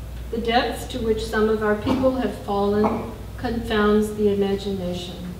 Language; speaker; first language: English; native; English